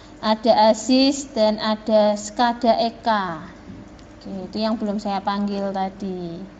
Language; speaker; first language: Indonesian; native; Indonesian